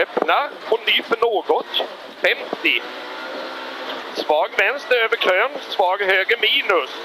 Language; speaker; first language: Swedish; native; Swedish